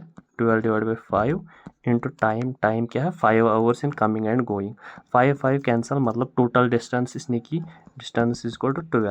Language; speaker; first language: Hindi; non-native, local second language; Kashmiri